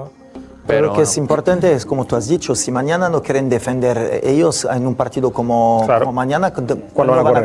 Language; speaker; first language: Spanish; non-native, fluent; French